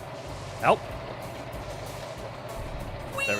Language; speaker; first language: English; native; English